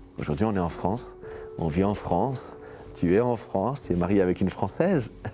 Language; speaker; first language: French; early bilingual, other home language; Portuguese